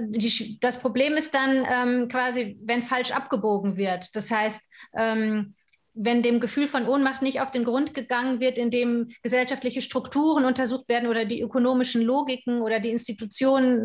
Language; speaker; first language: German; native; German